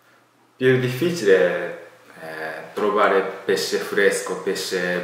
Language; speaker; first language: Italian; non-native, learner; Japanese